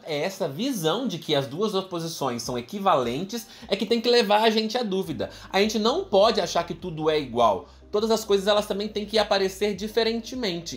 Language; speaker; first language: Portuguese; native; Portuguese